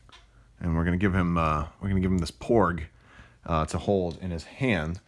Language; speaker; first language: English; native; English